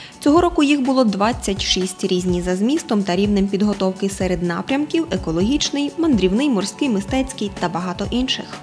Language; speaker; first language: Ukrainian; native; Ukrainian